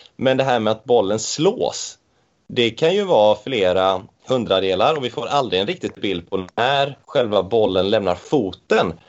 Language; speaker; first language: Swedish; native; Swedish